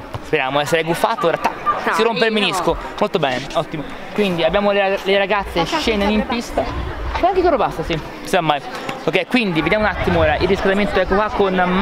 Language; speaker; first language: Italian; native; Italian